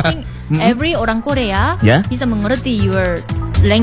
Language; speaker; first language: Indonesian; non-native, learner; Korean